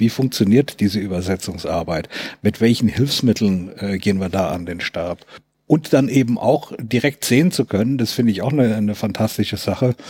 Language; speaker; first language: German; native; German